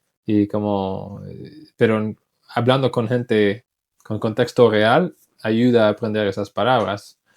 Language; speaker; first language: Spanish; non-native, fluent; English